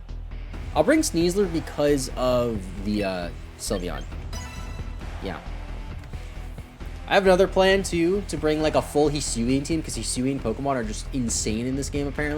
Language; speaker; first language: English; native; English